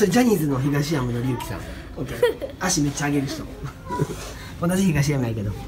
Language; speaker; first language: Japanese; native; Japanese